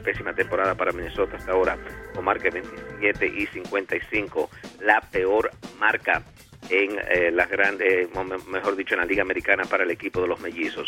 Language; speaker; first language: Spanish; native; Spanish